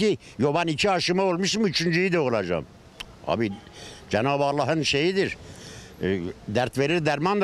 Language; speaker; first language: Turkish; native; Turkish